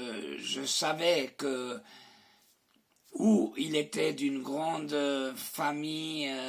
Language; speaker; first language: French; non-native, fluent; Spanish